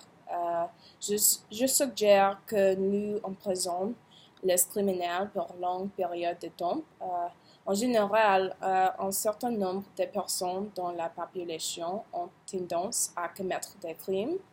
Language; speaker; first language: French; non-native, learner; English